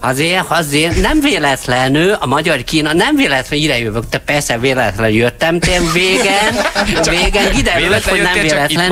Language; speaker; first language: Hungarian; non-native, learner; Chinese